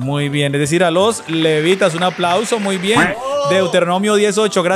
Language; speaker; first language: Spanish; native; Spanish